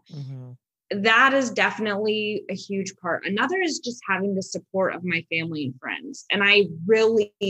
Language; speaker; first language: English; native; English